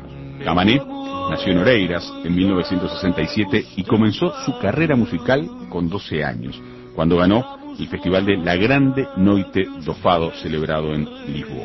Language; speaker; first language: Spanish; native; Spanish